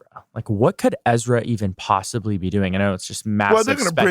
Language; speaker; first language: English; native; English